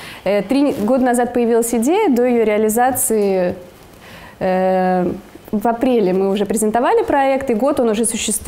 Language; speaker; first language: Russian; native; Russian